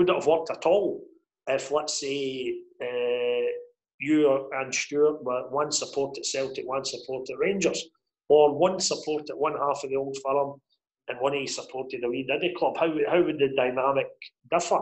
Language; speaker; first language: English; native; English